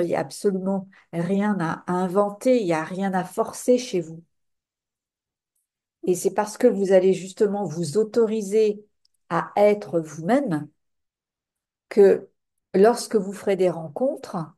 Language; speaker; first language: French; native; French